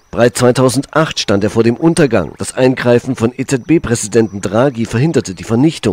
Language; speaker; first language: German; native; German